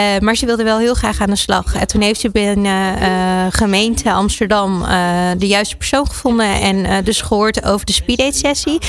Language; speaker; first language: Dutch; early bilingual, other home language; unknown